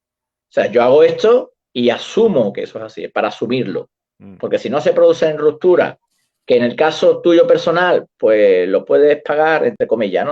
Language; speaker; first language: Spanish; native; Spanish